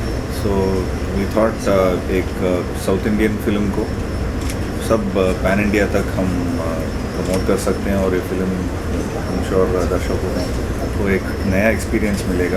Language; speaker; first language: Hindi; non-native, local second language; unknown